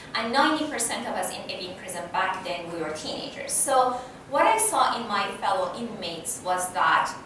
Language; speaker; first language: English; non-native, fluent; Persian